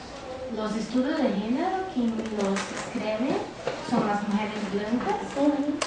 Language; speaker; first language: Spanish; non-native, learner; Portuguese